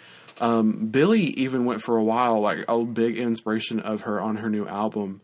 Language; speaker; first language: English; native; English